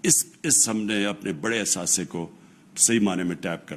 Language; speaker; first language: Urdu; native; Urdu